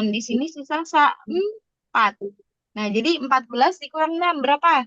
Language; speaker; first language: Indonesian; native; Indonesian